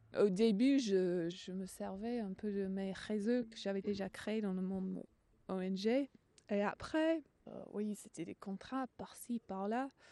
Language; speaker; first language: French; non-native, fluent; English